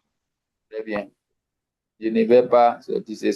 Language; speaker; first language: French; non-native, fluent; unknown